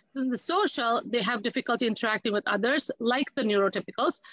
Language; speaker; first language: English; non-native, local second language; Tamil